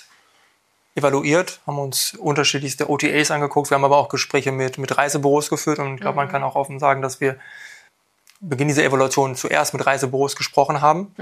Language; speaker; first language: German; native; German